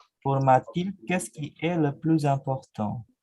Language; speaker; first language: French; non-native, learner; Indonesian